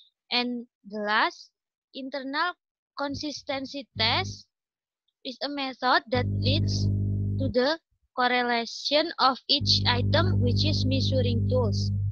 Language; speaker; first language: English; non-native, learner; Indonesian